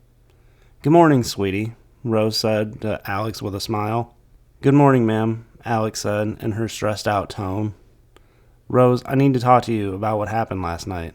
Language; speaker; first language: English; native; English